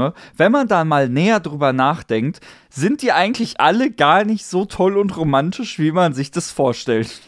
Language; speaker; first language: German; native; German